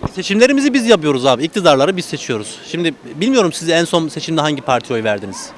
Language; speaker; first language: Turkish; native; Turkish